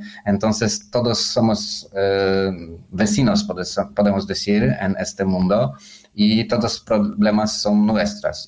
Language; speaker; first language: Spanish; non-native, learner; Polish